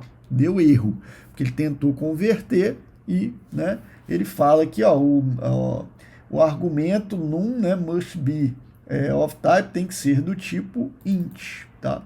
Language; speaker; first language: Portuguese; native; Portuguese